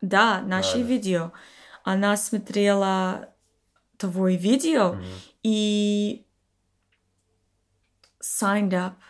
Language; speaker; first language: Russian; non-native, learner; English